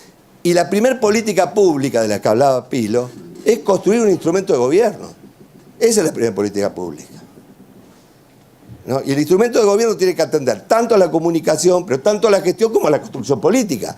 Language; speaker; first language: Spanish; native; Spanish